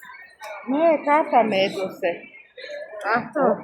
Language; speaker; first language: Greek; non-native, learner; Armenian